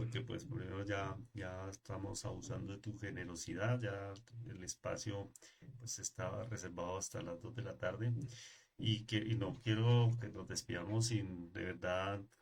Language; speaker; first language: Spanish; native; Spanish